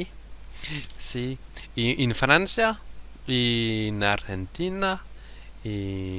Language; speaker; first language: Italian; non-native, learner; French